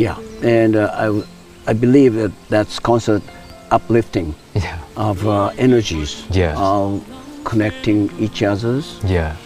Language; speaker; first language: English; non-native, learner; Japanese